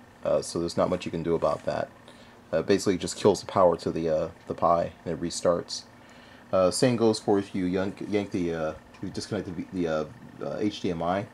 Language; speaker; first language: English; native; English